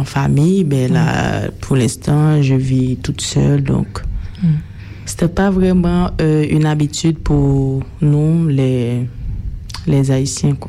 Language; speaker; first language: French; non-native, local second language; Haitian Creole